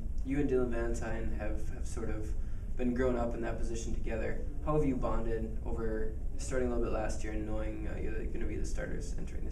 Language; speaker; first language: English; native; English